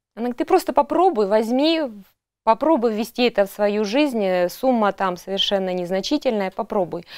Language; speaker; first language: Russian; native; Russian